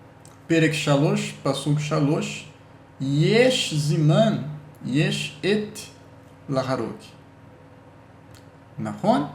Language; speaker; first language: Hebrew; non-native, learner; Portuguese